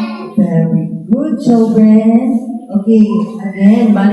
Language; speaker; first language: English; non-native, learner; Cebuano